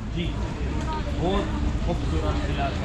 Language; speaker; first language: Hindi; non-native, learner; Turkish